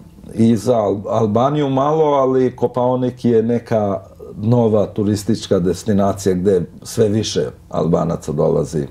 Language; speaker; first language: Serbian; non-native, local second language; Albanian